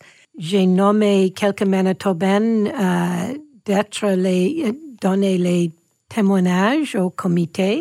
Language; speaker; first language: French; non-native, local second language; English